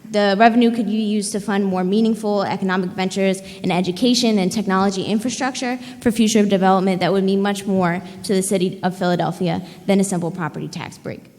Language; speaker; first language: English; native; English